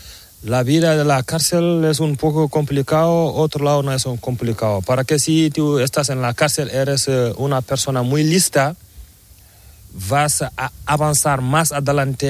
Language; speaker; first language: Spanish; non-native, learner; Fula